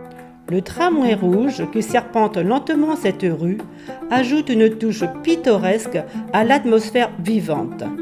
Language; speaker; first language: French; native; French